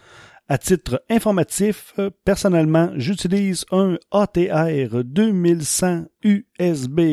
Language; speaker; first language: French; native; French